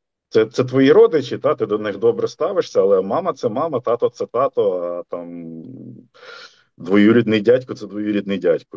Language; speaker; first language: Ukrainian; native; Ukrainian